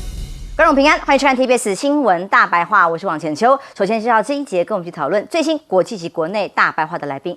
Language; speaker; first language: Chinese; native; Chinese